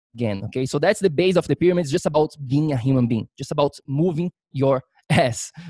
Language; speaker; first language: English; non-native, fluent; Portuguese